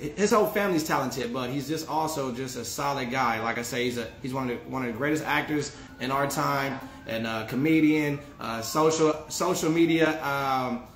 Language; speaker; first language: English; native; English